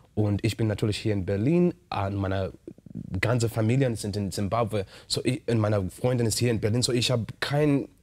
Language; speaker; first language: German; non-native, learner; English